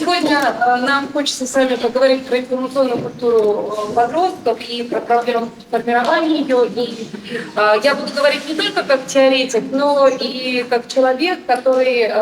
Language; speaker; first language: Russian; native; Russian